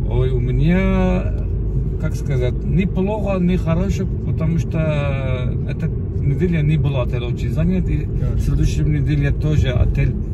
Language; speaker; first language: Russian; non-native, fluent; Turkish